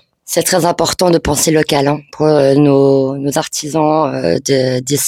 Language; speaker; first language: French; native; French